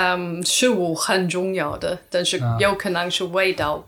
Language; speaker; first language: Chinese; non-native, learner; English